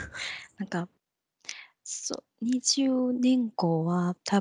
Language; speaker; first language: Japanese; non-native, fluent; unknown